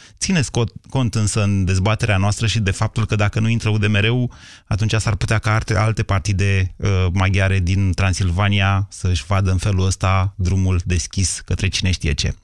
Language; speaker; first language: Romanian; native; Romanian